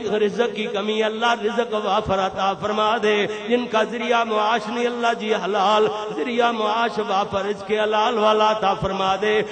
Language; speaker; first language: Urdu; non-native, local second language; Punjabi